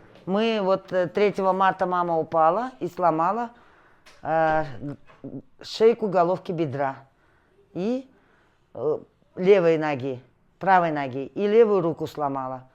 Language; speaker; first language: Russian; native; Russian